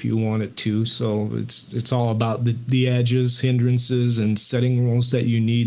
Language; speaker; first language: English; non-native, fluent; French